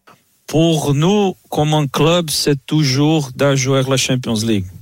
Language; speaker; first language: French; non-native, fluent; Portuguese